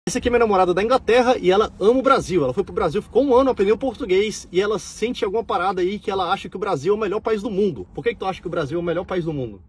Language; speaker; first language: Portuguese; native; Portuguese